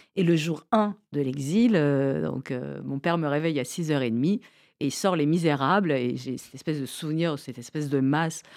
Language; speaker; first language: French; early bilingual, other home language; Persian